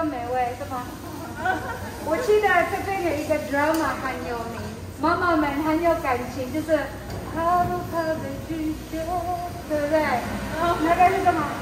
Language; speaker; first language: Chinese; non-native, learner; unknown